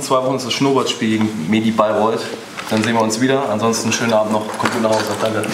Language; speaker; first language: German; native; German